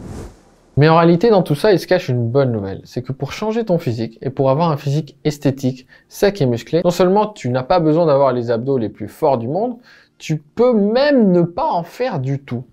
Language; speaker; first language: French; native; French